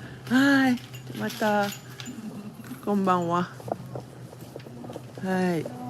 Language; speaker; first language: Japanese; non-native, learner; English